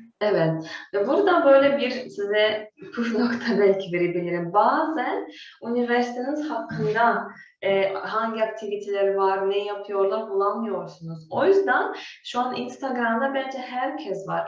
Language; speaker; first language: Turkish; non-native, fluent; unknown